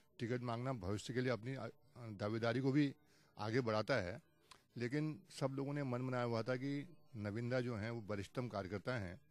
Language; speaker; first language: Hindi; native; Hindi